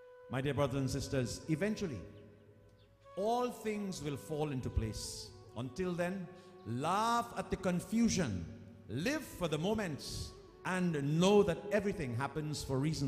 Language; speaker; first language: English; native; English